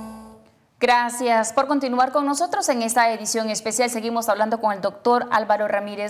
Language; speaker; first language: Spanish; native; Spanish